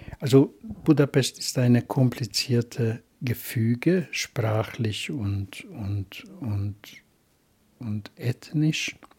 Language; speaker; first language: German; non-native, fluent; Hungarian